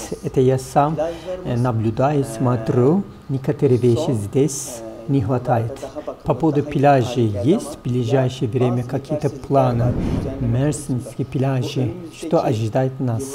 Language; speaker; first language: Russian; non-native, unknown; Turkish